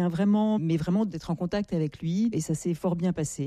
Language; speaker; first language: French; native; French